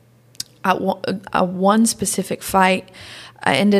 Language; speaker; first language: English; early bilingual, other home language; Portuguese